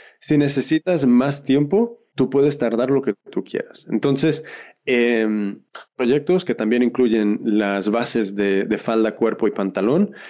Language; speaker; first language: Spanish; early bilingual, heritage; Spanish